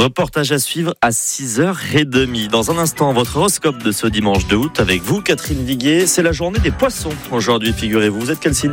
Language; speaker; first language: French; native; French